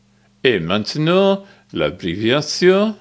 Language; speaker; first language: French; non-native, learner; English